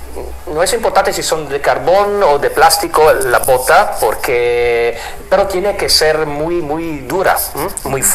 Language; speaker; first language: Spanish; non-native, fluent; Italian